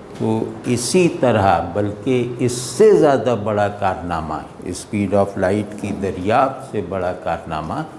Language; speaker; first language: Urdu; native; Urdu